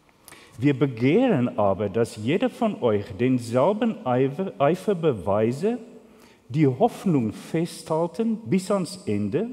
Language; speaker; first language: German; non-native, fluent; Afrikaans